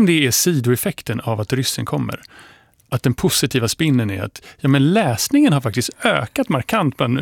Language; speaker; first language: Swedish; non-native, fluent; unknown